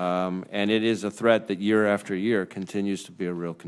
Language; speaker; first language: English; native; English